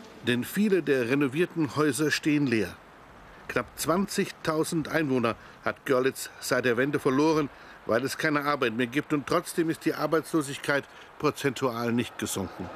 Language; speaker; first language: German; native; German